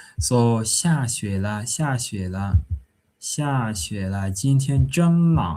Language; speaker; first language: Chinese; non-native, fluent; English